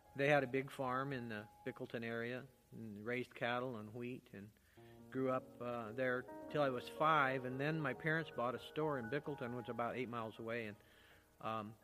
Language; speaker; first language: English; native; English